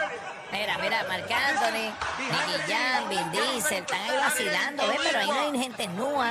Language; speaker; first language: Spanish; native; Spanish